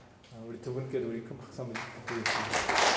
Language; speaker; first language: Korean; native; Korean